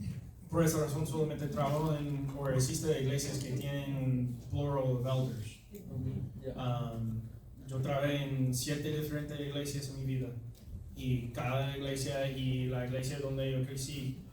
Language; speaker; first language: Spanish; non-native, learner; English